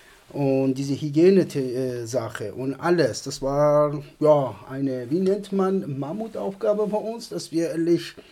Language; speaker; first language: German; non-native, fluent; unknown